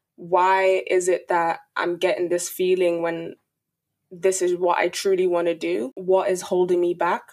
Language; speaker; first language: English; native; English